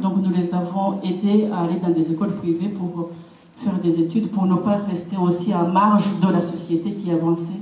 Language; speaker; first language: French; non-native, local second language; Kinyarwanda